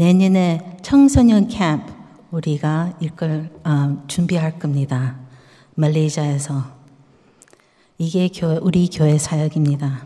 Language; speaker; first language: Korean; early bilingual, heritage; Korean